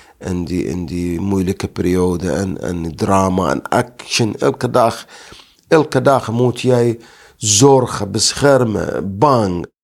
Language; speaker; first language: Dutch; non-native, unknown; Arabic